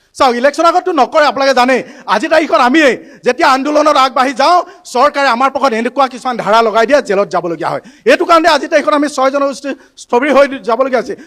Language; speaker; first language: Assamese; native; Assamese